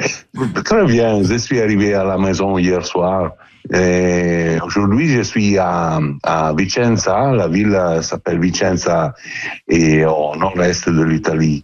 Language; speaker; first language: French; non-native, fluent; Italian